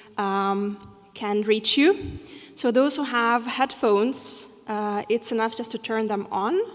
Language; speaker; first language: English; non-native, fluent; Lithuanian